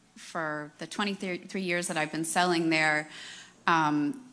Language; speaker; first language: English; native; English